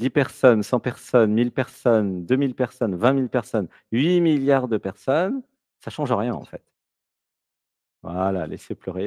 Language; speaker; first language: French; native; French